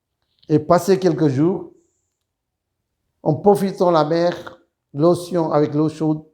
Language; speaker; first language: French; non-native, fluent; Sinhala